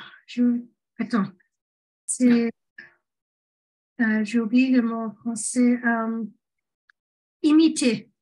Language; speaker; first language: French; non-native, fluent; English